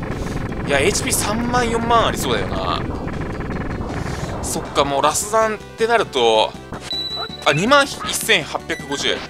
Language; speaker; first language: Japanese; native; Japanese